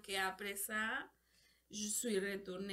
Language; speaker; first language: French; non-native, learner; Spanish